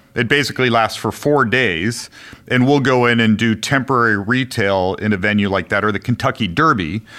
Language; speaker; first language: English; native; English